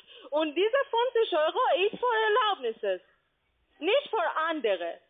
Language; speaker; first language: German; non-native, learner; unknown